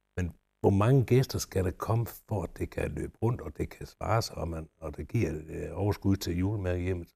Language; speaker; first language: Danish; native; Danish